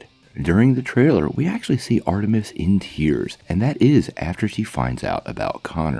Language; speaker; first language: English; native; English